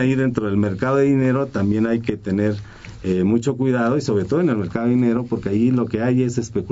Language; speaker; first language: Spanish; native; Spanish